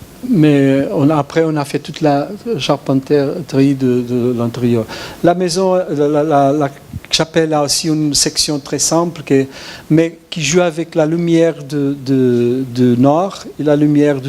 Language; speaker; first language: French; non-native, fluent; Portuguese